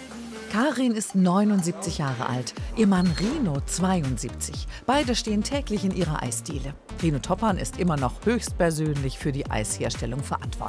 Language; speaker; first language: German; native; German